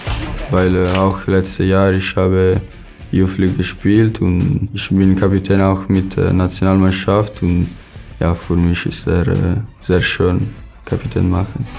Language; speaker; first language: German; non-native, learner; Italian